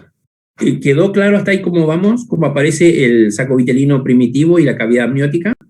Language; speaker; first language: Spanish; native; Spanish